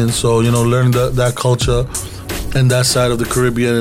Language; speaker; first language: English; native; English